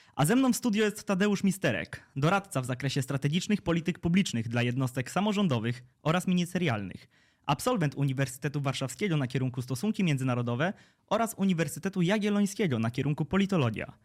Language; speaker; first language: Polish; native; Polish